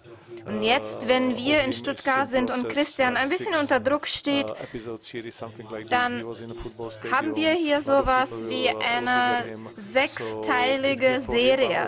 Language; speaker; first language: German; non-native, fluent; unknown